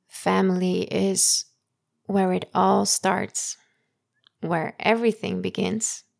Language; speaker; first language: English; early bilingual, other home language; Persian